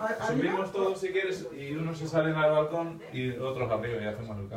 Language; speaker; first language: Spanish; native; Spanish